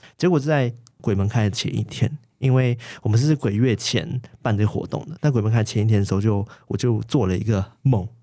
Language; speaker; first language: Chinese; native; Chinese